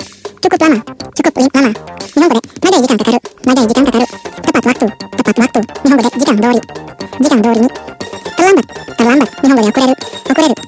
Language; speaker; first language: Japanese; non-native, fluent; Indonesian